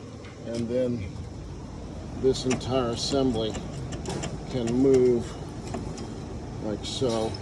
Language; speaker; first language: English; native; English